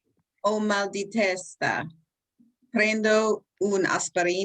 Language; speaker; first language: Italian; non-native, learner; English